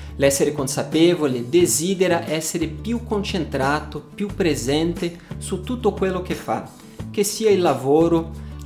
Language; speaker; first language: Italian; non-native, fluent; Portuguese